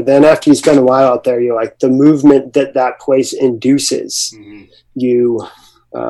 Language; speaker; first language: English; native; English